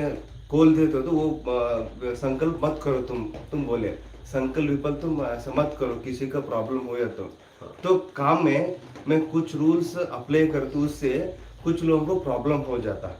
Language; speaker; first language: Hindi; non-native, local second language; Kannada